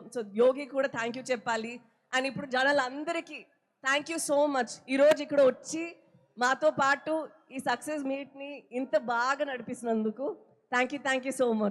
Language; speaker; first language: Telugu; non-native, fluent; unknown